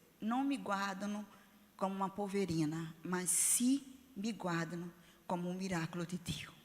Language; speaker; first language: Italian; non-native, learner; Portuguese